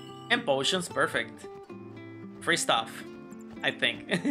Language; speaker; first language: English; non-native, fluent; Spanish